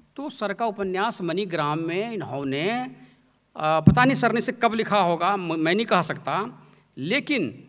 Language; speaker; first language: Hindi; native; Hindi